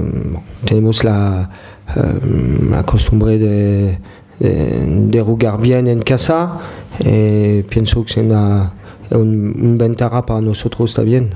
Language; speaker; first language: Spanish; non-native, fluent; French